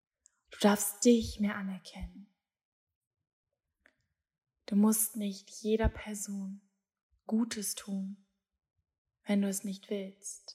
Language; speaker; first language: German; native; German